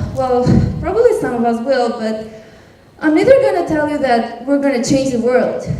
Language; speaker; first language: English; non-native, fluent; Albanian